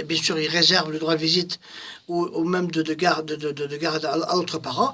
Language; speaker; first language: French; non-native, local second language; Arabic